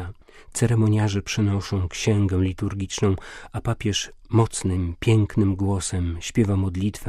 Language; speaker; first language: Polish; native; Polish